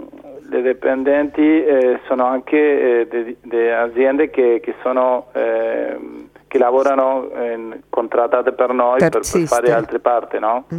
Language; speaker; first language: Italian; non-native, fluent; Spanish